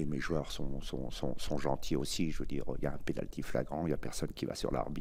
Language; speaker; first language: French; native; French